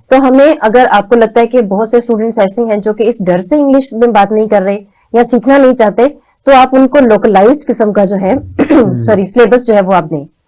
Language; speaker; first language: Urdu; native; Urdu